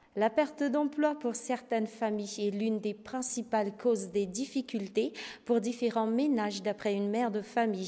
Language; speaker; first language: French; non-native, local second language; Malagasy